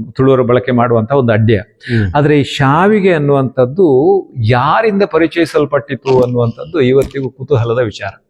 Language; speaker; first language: Kannada; non-native, local second language; Tulu